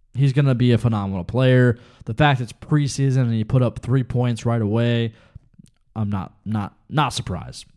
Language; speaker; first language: English; native; English